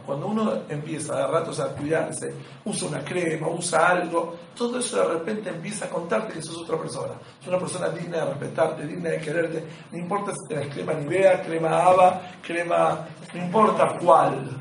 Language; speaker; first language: Spanish; native; Spanish